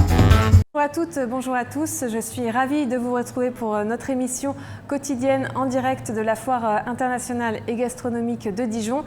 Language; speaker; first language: French; native; French